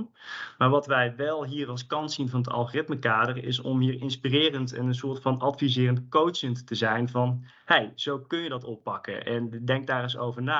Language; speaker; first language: Dutch; native; Dutch